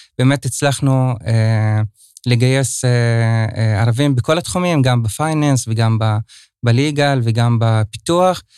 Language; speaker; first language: Hebrew; non-native, local second language; Arabic